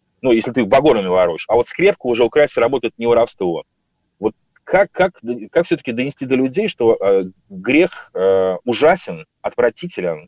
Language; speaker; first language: Russian; native; Russian